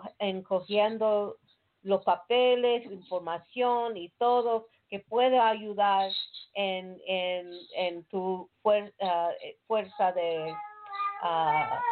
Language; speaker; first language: Spanish; non-native, learner; English